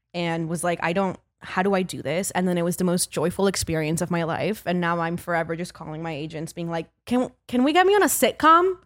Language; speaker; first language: English; early bilingual, other home language; Spanish